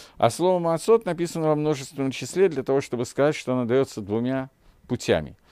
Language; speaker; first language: Russian; native; Russian